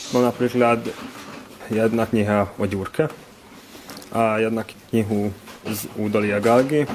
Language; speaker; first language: Slovak; non-native, local second language; Hungarian